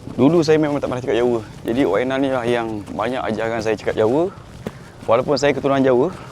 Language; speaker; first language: Malay; native; Malay